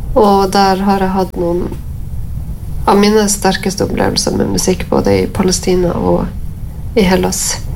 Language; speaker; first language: Norwegian; native; Norwegian